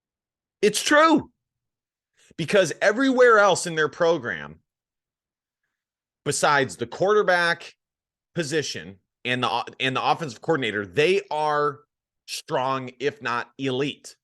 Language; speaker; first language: English; native; English